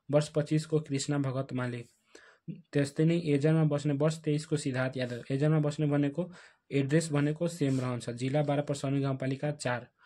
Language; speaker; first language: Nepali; non-native, local second language; Bhojpuri